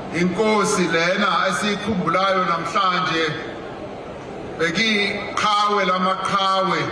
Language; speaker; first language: Zulu; non-native, local second language; Venda